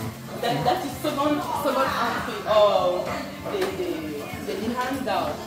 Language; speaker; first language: English; non-native, learner; French